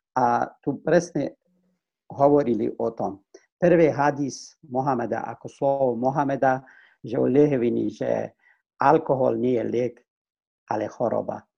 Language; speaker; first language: Slovak; non-native, fluent; Persian